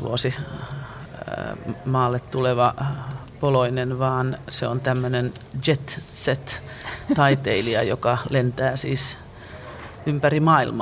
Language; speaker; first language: Finnish; native; Finnish